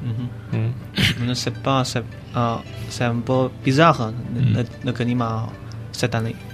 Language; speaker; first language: French; non-native, learner; Chinese